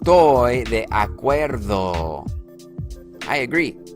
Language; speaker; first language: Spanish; non-native, fluent; English